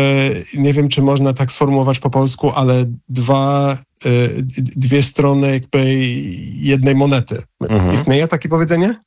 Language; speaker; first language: Polish; non-native, fluent; English